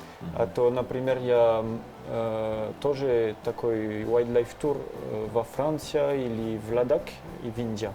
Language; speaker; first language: Russian; non-native, learner; French